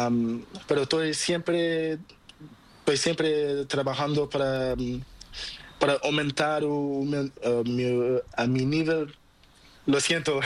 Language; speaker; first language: Spanish; non-native, learner; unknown